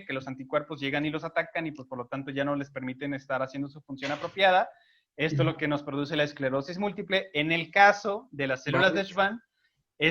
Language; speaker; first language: Spanish; native; Spanish